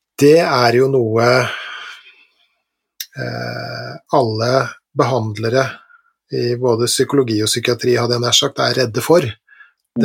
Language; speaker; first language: Norwegian; native; Norwegian